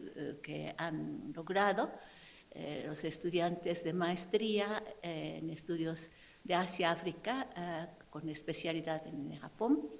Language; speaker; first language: Spanish; non-native, fluent; Japanese